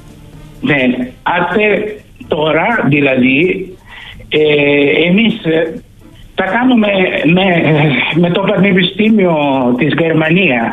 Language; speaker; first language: Greek; early bilingual, heritage; Greek